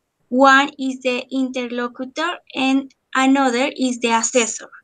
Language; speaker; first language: English; non-native, learner; Spanish